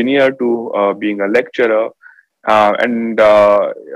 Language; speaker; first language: English; non-native, local second language; Marathi